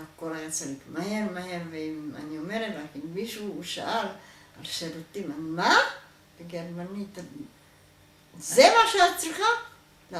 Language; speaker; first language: Hebrew; non-native, fluent; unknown